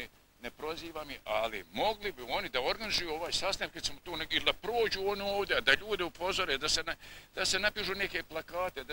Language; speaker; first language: Bosnian; native; Bosnian